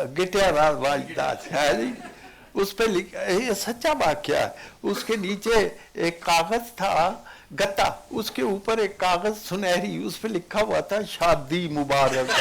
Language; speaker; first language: Urdu; non-native, local second language; Punjabi